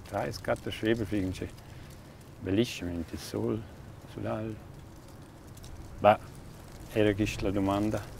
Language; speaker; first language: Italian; non-native, local second language; German